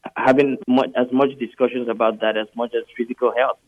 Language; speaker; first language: English; non-native, local second language; Yoruba